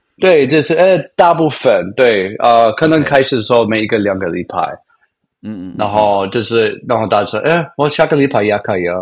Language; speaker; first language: Chinese; non-native, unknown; English